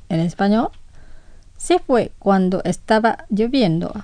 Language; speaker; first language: Spanish; non-native, fluent; Indonesian